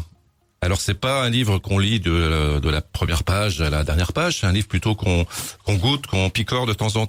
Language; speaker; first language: French; native; French